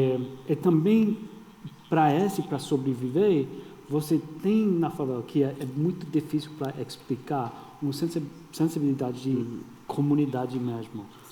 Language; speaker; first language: Portuguese; non-native, fluent; English